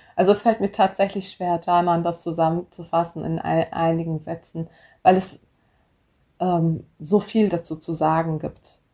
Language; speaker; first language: German; early bilingual, other home language; Turkish